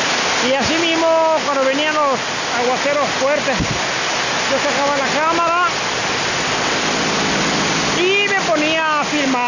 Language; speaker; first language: Spanish; native; Spanish